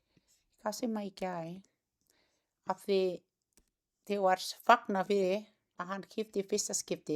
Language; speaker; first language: Icelandic; non-native, learner; Thai